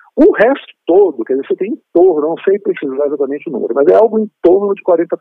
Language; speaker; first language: Portuguese; native; Portuguese